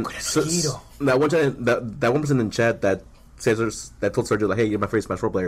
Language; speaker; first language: English; early bilingual, other home language; Spanish